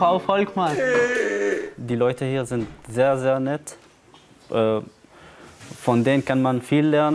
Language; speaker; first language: German; non-native, learner; Arabic